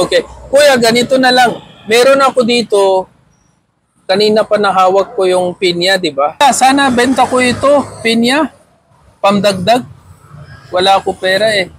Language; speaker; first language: Filipino; non-native, learner; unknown